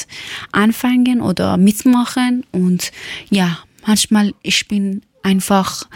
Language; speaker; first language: German; non-native, learner; Persian